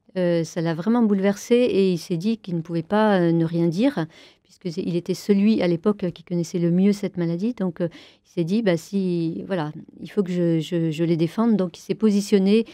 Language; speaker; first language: French; native; French